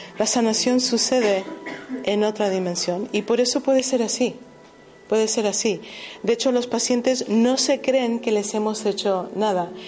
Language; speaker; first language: Spanish; early bilingual, heritage; Spanish